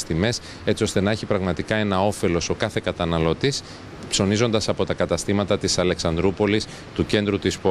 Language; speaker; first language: Greek; native; Greek